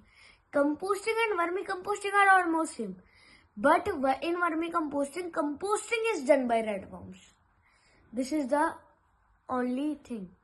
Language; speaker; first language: English; non-native, local second language; Hindi